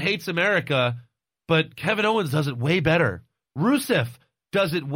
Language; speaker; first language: English; native; English